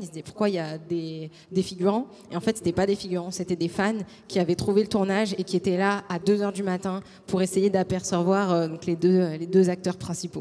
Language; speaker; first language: French; native; French